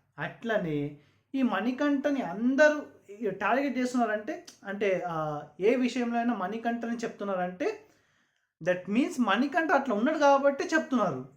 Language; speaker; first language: Telugu; non-native, local second language; Urdu